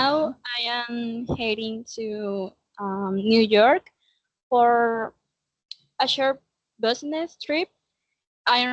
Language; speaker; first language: English; non-native, learner; Spanish